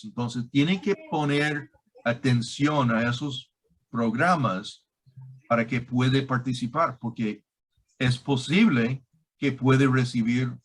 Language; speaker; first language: Spanish; non-native, fluent; English